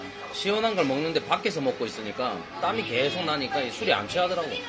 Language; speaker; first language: Korean; native; Korean